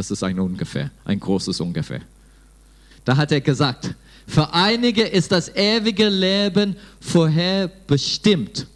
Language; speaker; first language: German; non-native, fluent; English